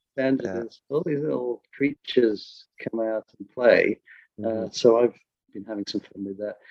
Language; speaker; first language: English; native; English